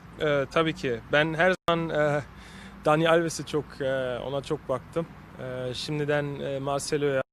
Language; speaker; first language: Turkish; early bilingual, heritage; Turkish